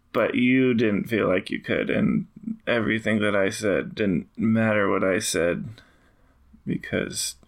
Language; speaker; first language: English; native; English